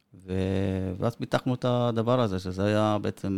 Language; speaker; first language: Hebrew; early bilingual, other home language; Spanish